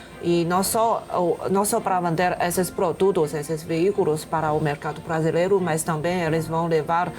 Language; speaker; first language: Portuguese; non-native, fluent; Chinese